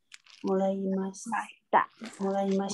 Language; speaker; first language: Japanese; non-native, learner; Chinese